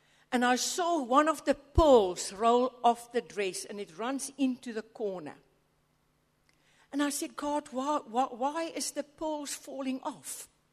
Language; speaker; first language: English; non-native, local second language; Afrikaans